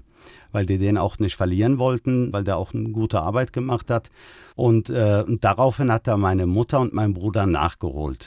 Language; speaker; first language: German; early bilingual, other home language; Turkish